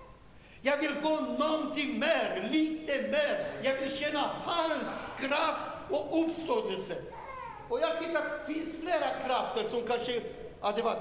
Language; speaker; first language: Swedish; non-native, learner; Romanian